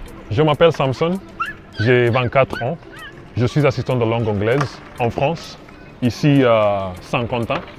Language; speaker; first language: French; non-native, fluent; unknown